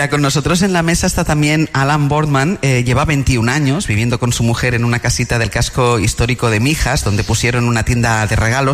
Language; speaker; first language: Spanish; native; Spanish